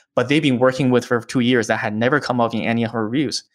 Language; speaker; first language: English; early bilingual, other home language; Chinese